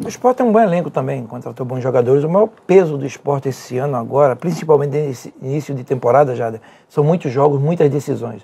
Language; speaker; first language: Portuguese; native; Portuguese